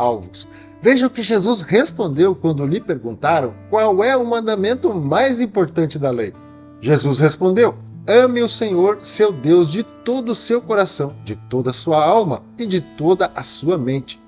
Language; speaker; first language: Portuguese; native; Portuguese